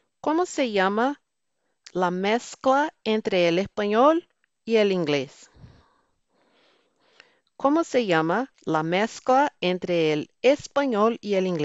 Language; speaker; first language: Spanish; non-native, fluent; Portuguese